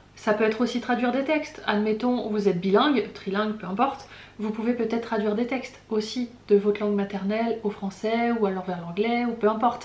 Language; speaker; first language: French; native; French